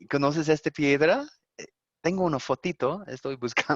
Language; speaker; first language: Spanish; non-native, learner; English